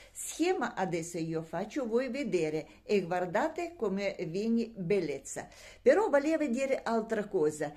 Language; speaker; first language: Italian; non-native, learner; Russian